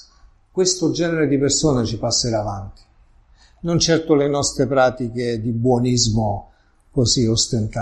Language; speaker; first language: Italian; native; Italian